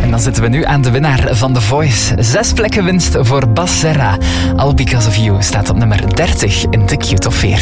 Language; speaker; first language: Dutch; native; Dutch